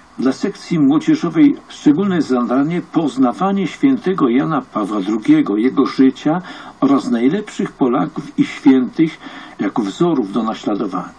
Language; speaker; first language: Polish; native; Polish